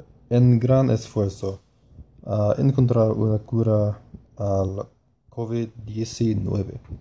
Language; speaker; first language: Spanish; non-native, learner; English